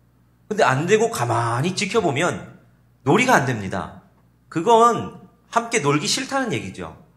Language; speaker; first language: Korean; native; Korean